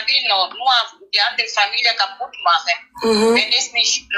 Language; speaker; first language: German; non-native, learner; Nigerian Pidgin